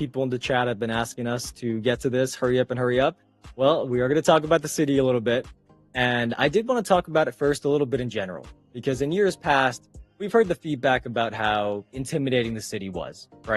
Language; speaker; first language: English; native; English